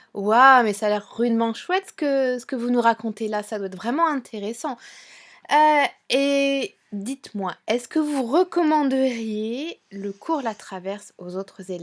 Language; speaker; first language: French; native; French